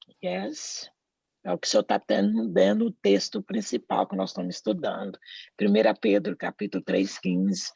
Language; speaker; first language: Portuguese; native; Portuguese